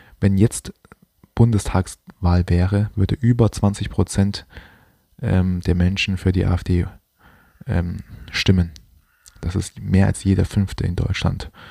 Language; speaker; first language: German; non-native, fluent; Chinese